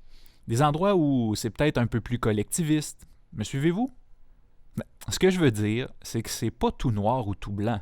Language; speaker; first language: French; native; French